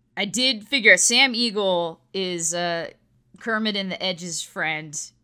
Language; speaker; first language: English; native; English